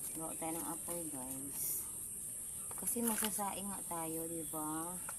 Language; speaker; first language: Filipino; non-native, local second language; Cebuano